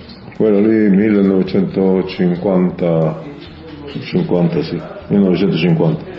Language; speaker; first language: Italian; early bilingual, heritage; Italian